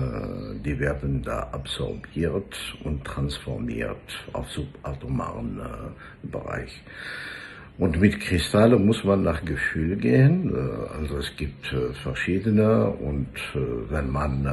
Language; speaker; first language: German; non-native, fluent; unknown